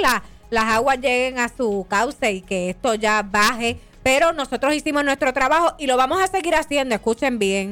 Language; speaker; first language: Spanish; native; Spanish